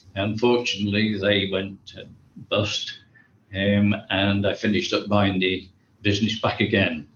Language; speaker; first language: English; native; English